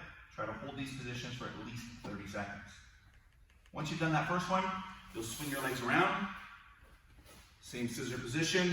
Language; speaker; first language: English; native; English